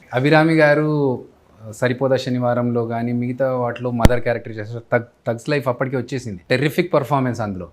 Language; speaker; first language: Telugu; native; Telugu